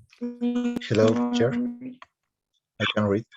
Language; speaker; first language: English; non-native, learner; Spanish